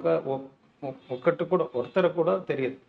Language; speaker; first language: Telugu; non-native, learner; Tamil